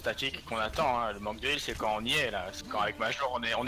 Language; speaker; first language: French; native; French